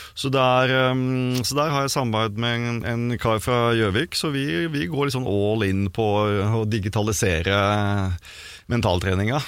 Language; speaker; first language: Norwegian; native; Norwegian